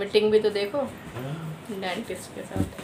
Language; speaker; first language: Hindi; native; Hindi